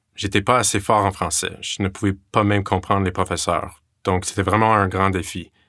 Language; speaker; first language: French; non-native, fluent; English